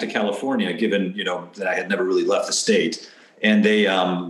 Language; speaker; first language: English; early bilingual, other home language; Spanish